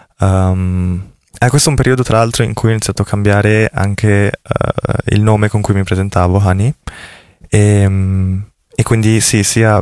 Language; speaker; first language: Italian; native; Italian